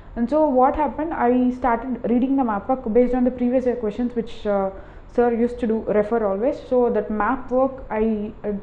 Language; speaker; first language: English; non-native, local second language; Tamil